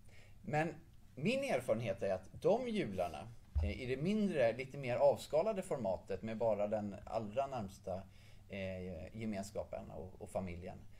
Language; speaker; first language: Swedish; native; Swedish